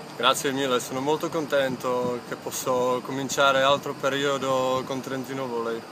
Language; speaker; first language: Italian; non-native, fluent; Czech